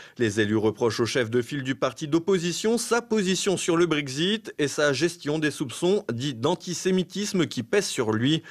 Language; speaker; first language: French; native; French